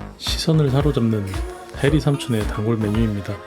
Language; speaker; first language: Korean; native; Korean